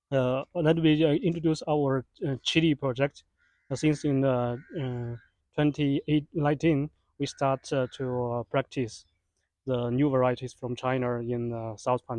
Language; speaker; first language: English; non-native, fluent; Chinese